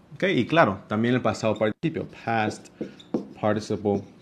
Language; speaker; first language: Spanish; early bilingual, heritage; Spanish